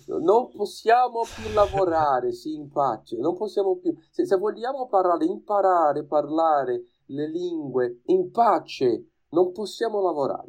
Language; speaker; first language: Italian; non-native, learner; Portuguese